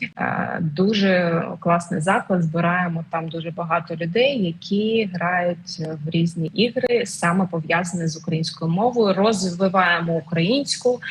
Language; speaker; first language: Ukrainian; non-native, local second language; Russian